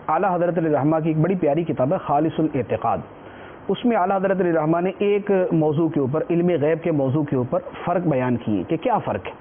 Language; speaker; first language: Urdu; native; Urdu